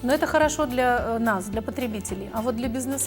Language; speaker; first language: Russian; native; Russian